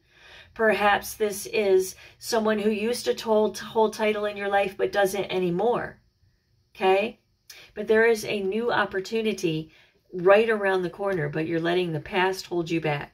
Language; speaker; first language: English; native; English